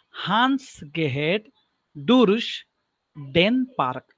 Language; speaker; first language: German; non-native, learner; Marathi